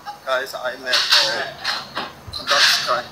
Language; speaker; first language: English; non-native, learner; Korean